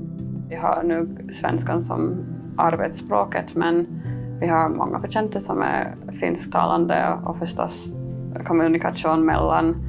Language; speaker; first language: Swedish; non-native, fluent; English